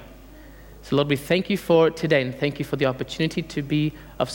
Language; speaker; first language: English; early bilingual, other home language; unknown